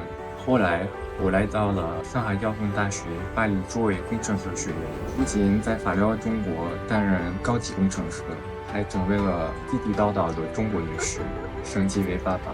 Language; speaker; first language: Chinese; early bilingual, heritage; French